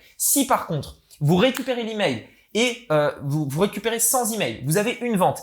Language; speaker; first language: French; native; French